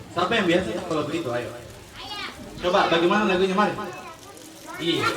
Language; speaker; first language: Malay; native; Malay